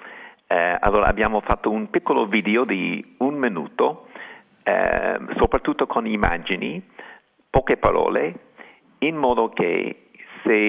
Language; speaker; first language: Italian; non-native, fluent; English